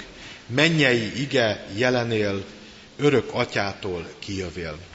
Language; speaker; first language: Hungarian; native; Hungarian